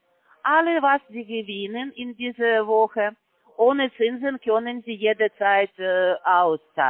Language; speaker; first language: German; non-native, learner; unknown